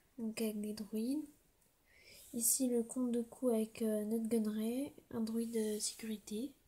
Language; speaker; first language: French; native; French